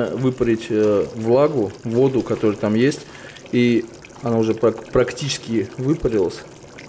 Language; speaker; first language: Russian; native; Russian